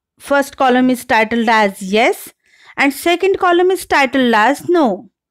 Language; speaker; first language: English; non-native, local second language; Marathi